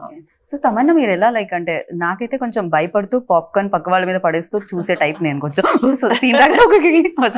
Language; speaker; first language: Telugu; native; Telugu